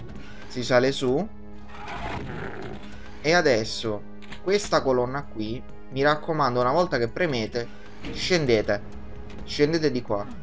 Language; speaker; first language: Italian; native; Italian